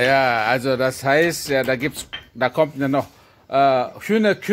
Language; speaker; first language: German; non-native, fluent; Indonesian